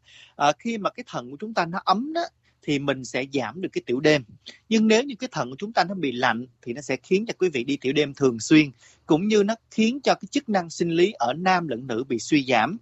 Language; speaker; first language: Vietnamese; native; Vietnamese